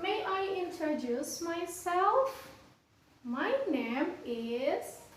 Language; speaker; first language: English; non-native, fluent; Indonesian